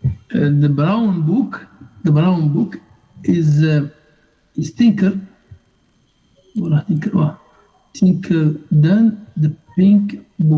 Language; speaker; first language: English; non-native, learner; Arabic